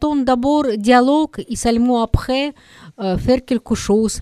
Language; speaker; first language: French; non-native, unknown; Russian